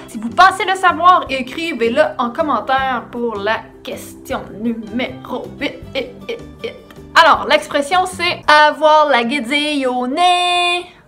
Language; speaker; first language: French; native; French